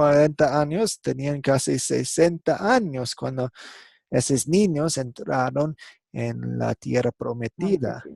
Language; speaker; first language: Spanish; non-native, fluent; English